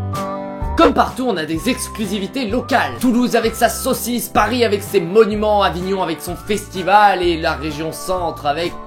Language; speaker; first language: French; native; French